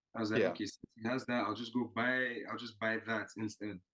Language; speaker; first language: English; non-native, local second language; Yoruba